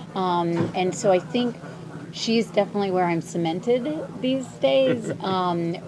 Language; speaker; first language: English; early bilingual, other home language; Ukrainian